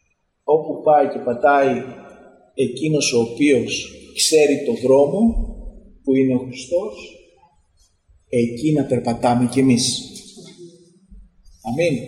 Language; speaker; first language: Greek; native; Greek